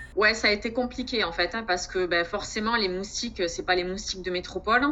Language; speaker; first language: French; native; French